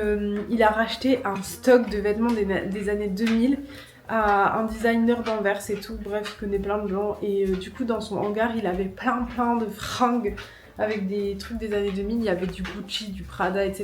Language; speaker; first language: French; native; French